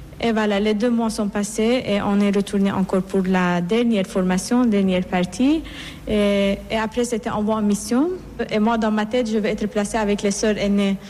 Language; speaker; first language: French; non-native, fluent; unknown